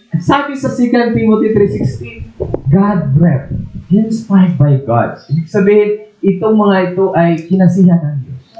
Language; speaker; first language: Filipino; non-native, local second language; Waray